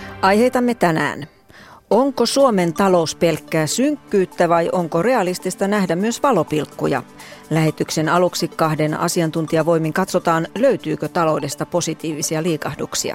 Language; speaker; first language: Finnish; native; Finnish